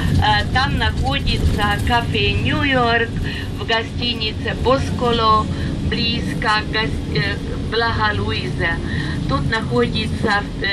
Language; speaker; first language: Russian; non-native, fluent; Hungarian